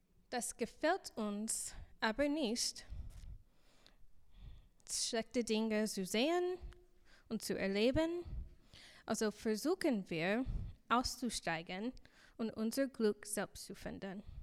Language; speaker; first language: German; non-native, fluent; English